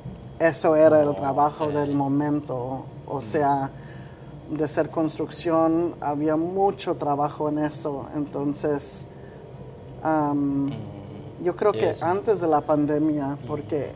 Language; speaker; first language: Spanish; early bilingual, heritage; Spanish